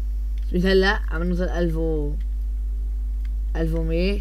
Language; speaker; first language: Arabic; native; Arabic